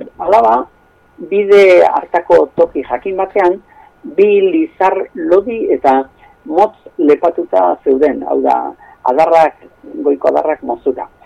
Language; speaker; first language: Basque; non-native, local second language; Spanish